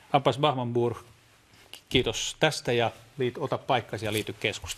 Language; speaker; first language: Finnish; native; Finnish